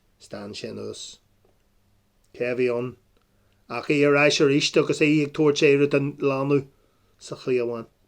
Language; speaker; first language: Irish; non-native, local second language; English